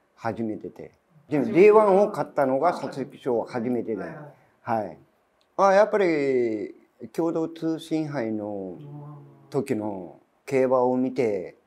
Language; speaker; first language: Japanese; native; Japanese